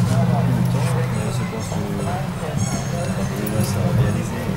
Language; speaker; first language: French; non-native, fluent; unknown